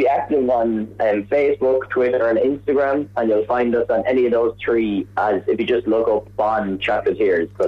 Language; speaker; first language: English; native; English